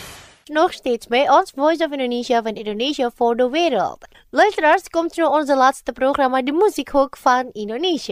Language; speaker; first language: Dutch; non-native, learner; Indonesian